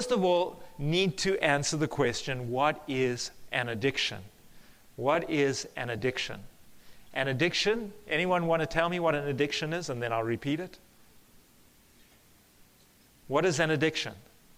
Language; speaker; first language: English; native; English